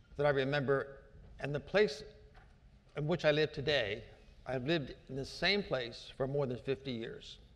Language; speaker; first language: English; native; English